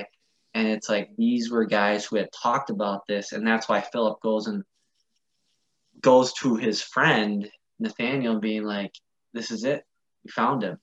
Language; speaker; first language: English; native; English